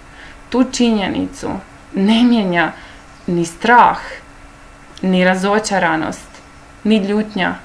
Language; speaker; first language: Croatian; native; Croatian